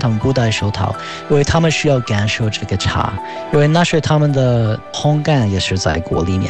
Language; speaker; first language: Chinese; non-native, fluent; English